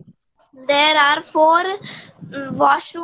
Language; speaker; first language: English; non-native, learner; Hindi